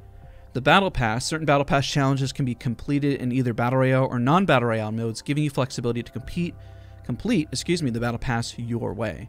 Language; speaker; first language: English; native; English